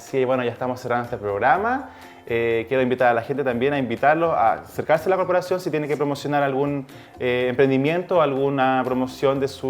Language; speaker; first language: Spanish; native; Spanish